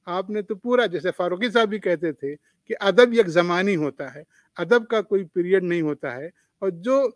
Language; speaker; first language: Urdu; native; Urdu